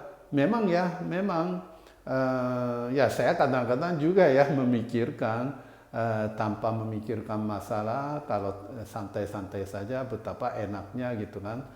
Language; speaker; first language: Indonesian; non-native, fluent; Japanese